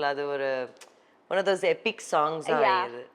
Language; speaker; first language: Tamil; early bilingual, heritage; Tamil